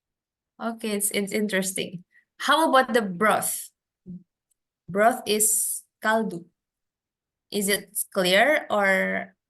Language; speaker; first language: English; non-native, fluent; Indonesian